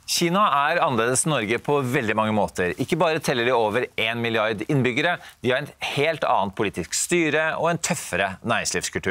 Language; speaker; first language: Norwegian; native; Norwegian